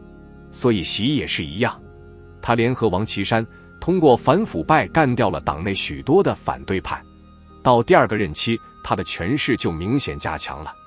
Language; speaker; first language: Chinese; native; Chinese